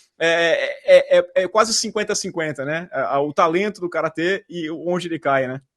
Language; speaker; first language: Portuguese; native; Portuguese